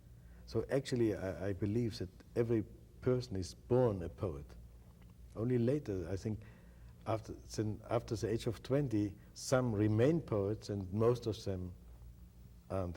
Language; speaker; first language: English; non-native, fluent; German